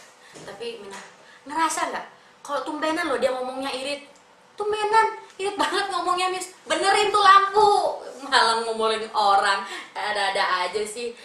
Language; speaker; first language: Indonesian; native; Indonesian